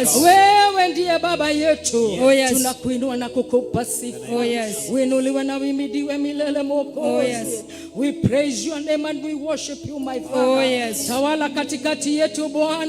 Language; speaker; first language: Swahili; non-native, local second language; Kikuyu